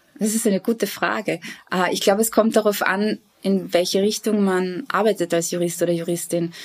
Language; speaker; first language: German; early bilingual, other home language; Bosnian